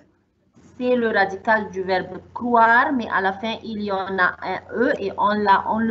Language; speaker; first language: French; non-native, fluent; Arabic